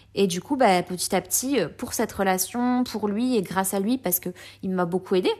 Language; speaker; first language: French; native; French